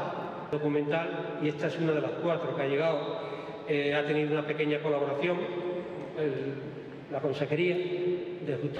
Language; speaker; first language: Spanish; native; Spanish